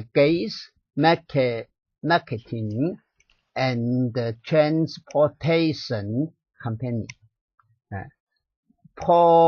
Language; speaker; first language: English; non-native, learner; Chinese